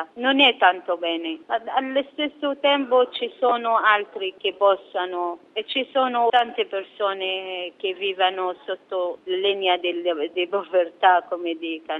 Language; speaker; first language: Italian; non-native, fluent; Arabic